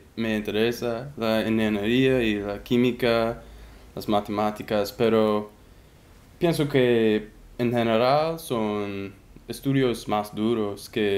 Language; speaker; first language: Spanish; non-native, learner; English